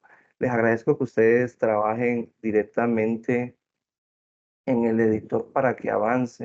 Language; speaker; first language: Spanish; native; Spanish